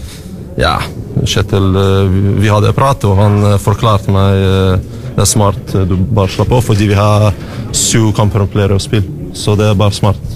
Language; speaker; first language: Norwegian; non-native, learner; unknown